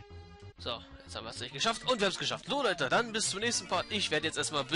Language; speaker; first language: German; native; German